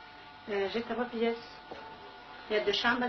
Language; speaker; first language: French; non-native, learner; Kabyle